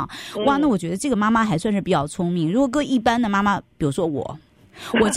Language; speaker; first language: Chinese; native; Chinese